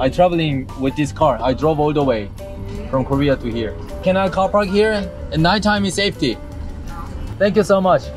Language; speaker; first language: English; non-native, learner; Korean